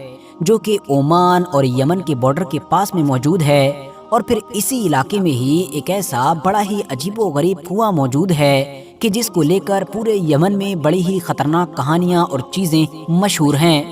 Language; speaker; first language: Hindi; native; Hindi